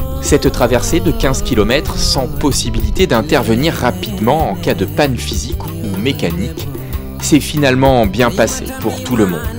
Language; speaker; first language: French; native; French